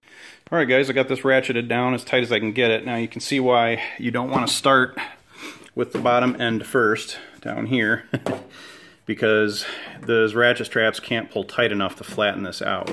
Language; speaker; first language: English; native; English